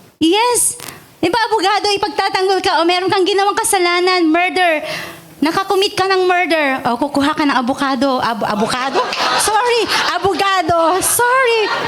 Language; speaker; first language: Filipino; non-native, local second language; Iloko